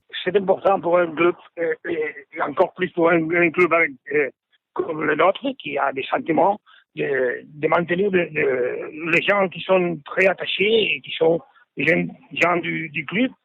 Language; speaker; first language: French; non-native, fluent; Spanish